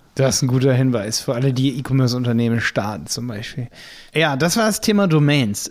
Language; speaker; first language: German; native; German